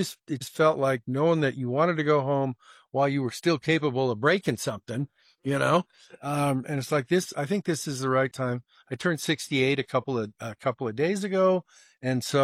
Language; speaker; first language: English; native; English